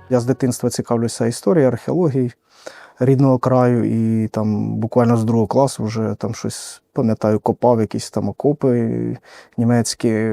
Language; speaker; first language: Ukrainian; native; Ukrainian